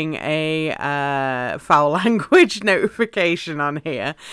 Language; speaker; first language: English; native; English